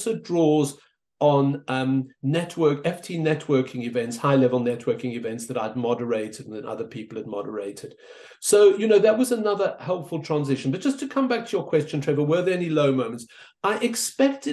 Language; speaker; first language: English; native; English